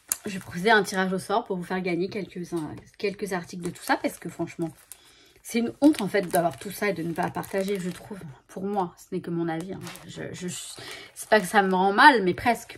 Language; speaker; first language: French; native; French